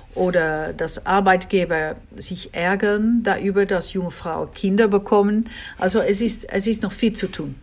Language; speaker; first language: German; non-native, fluent; Dutch